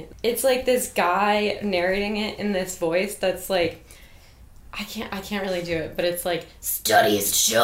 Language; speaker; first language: English; native; English